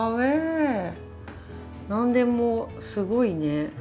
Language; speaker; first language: French; non-native, learner; Japanese